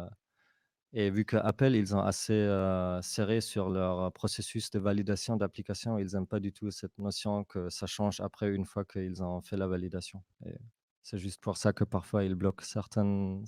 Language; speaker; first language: French; non-native, fluent; German